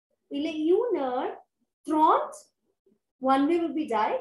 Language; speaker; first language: French; non-native, fluent; Hindi